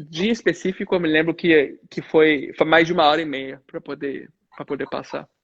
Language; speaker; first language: Portuguese; native; Portuguese